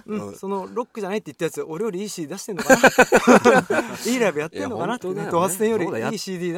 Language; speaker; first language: Japanese; native; Japanese